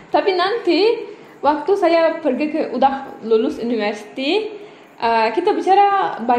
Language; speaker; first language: Indonesian; non-native, learner; Turkish